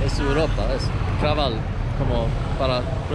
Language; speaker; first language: Spanish; non-native, learner; Swedish